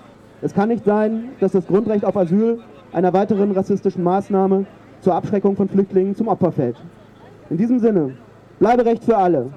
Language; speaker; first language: German; native; German